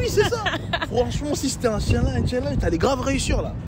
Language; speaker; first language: French; native; French